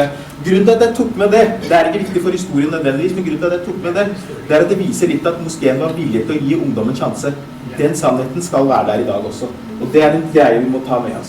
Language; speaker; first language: Norwegian; early bilingual, other home language; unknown